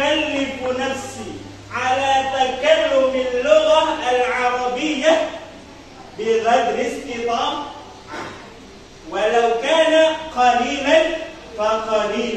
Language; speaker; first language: Arabic; non-native, learner; Indonesian